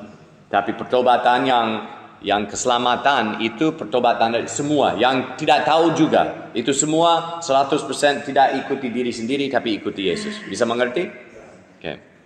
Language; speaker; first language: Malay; non-native, fluent; English